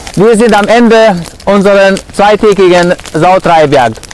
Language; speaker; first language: German; non-native, fluent; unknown